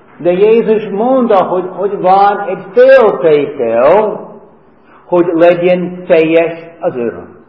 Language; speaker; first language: Hungarian; non-native, fluent; English